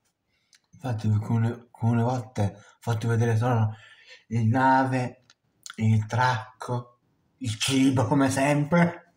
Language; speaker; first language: Italian; non-native, fluent; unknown